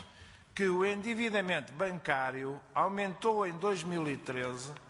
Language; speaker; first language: Portuguese; native; Portuguese